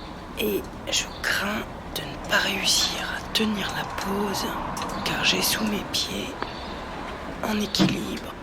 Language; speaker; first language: French; native; French